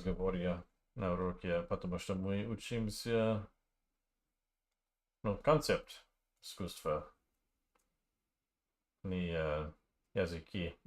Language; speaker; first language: Russian; non-native, learner; English